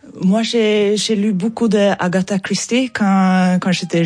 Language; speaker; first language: French; non-native, fluent; Norwegian